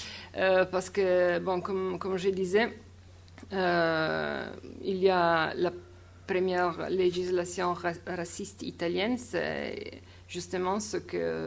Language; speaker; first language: French; non-native, fluent; Italian